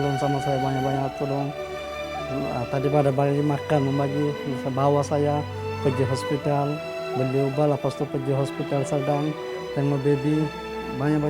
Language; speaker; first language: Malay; non-native, learner; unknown